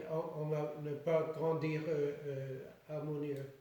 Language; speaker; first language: French; non-native, fluent; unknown